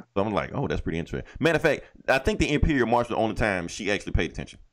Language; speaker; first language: English; native; English